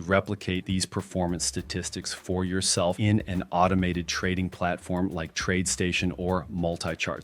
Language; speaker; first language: English; native; English